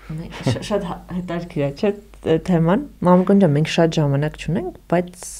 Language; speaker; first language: Armenian; native; Armenian